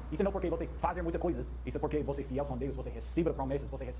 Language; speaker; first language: Portuguese; non-native, learner; English